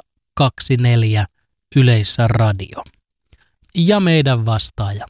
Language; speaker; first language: Finnish; native; Finnish